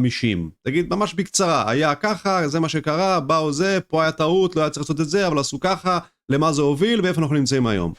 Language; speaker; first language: Hebrew; native; Hebrew